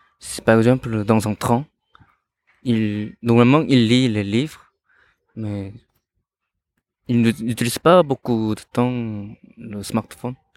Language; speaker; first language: French; non-native, learner; Korean